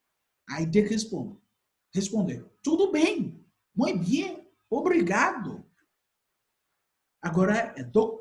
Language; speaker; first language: Portuguese; non-native, fluent; Haitian Creole